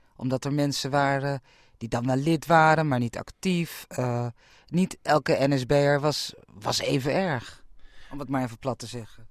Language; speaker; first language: Dutch; native; Dutch